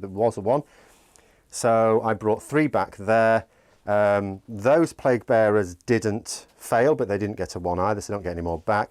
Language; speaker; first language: English; native; English